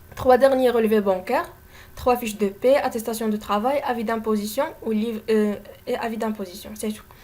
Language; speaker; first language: French; non-native, local second language; Arabic